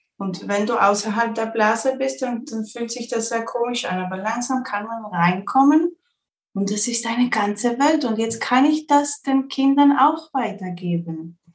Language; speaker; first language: German; early bilingual, heritage; Spanish